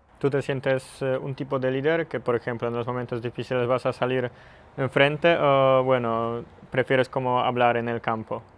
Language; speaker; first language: Spanish; non-native, fluent; Polish